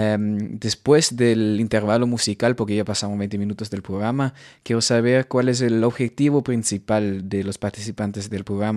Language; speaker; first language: Portuguese; non-native, fluent; German